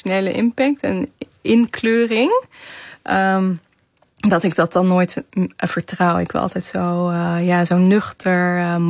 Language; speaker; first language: Dutch; non-native, fluent; Kazakh